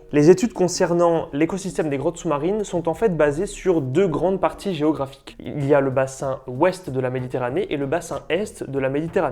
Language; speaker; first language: French; native; French